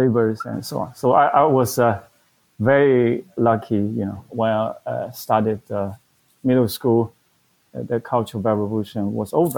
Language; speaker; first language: English; non-native, fluent; Chinese